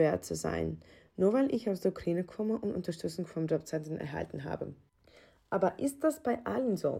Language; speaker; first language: German; non-native, fluent; Ukrainian